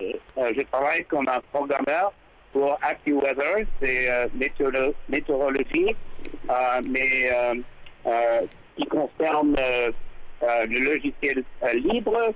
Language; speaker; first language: French; non-native, fluent; English